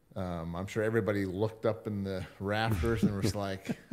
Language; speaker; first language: English; native; English